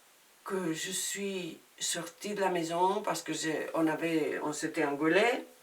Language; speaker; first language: French; non-native, fluent; Spanish